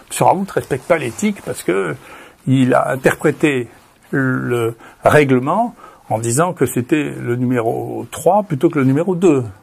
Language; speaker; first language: French; native; French